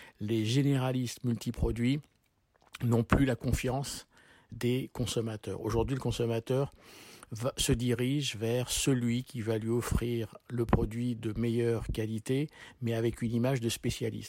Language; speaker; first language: French; native; French